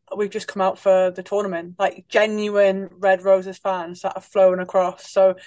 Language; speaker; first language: English; native; English